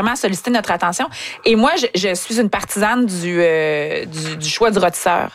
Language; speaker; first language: French; native; French